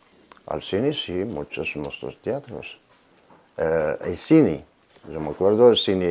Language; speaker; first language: Spanish; non-native, learner; Arabic